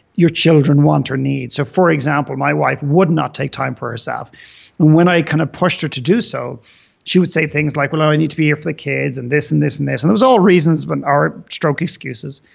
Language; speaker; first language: English; native; English